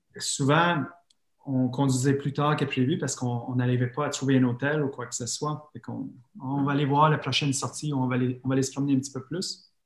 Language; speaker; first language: French; non-native, fluent; English